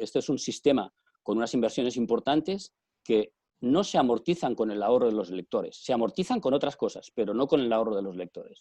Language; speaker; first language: Spanish; native; Spanish